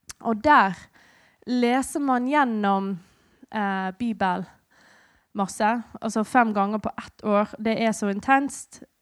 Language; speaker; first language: Norwegian; non-native, fluent; English